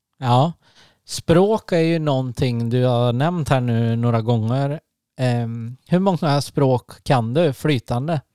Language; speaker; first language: Swedish; native; Swedish